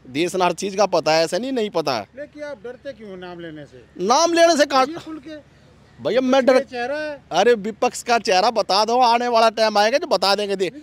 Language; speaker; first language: Hindi; native; Hindi